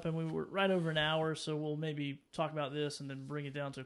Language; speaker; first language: English; native; English